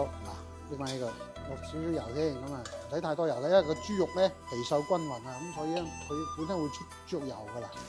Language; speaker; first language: Cantonese; native; Cantonese